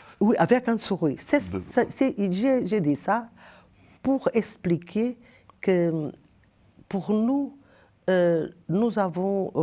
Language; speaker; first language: French; non-native, learner; Portuguese